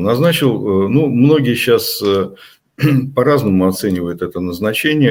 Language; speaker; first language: Russian; native; Russian